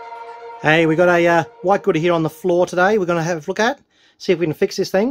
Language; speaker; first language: English; native; English